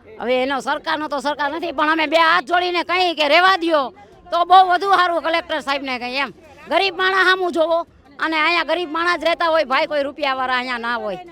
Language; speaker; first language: Gujarati; native; Gujarati